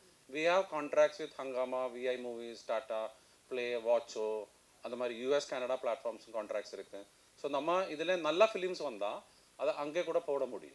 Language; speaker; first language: Tamil; non-native, fluent; Malayalam